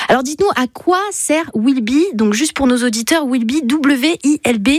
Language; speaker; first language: French; native; French